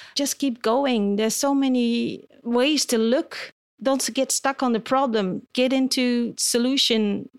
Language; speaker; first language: English; non-native, fluent; Dutch